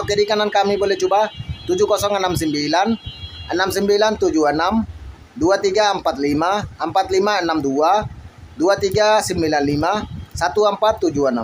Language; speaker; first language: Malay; non-native, fluent; Bangla